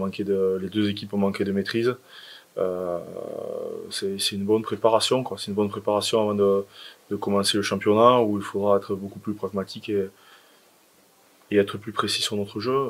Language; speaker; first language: French; native; French